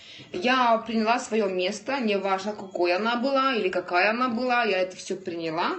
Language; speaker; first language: Russian; non-native, learner; Estonian